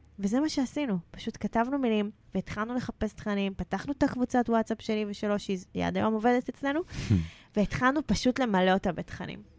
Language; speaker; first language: Hebrew; native; Hebrew